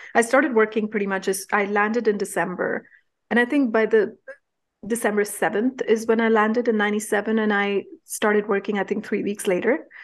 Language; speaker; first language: English; non-native, local second language; Punjabi